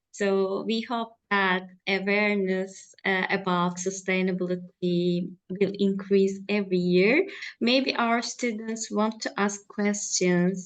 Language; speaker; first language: English; non-native, fluent; Turkish